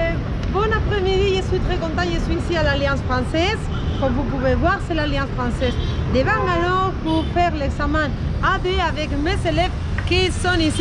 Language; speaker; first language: French; non-native, fluent; Spanish